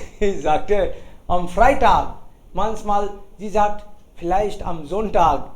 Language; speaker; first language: German; non-native, fluent; Hindi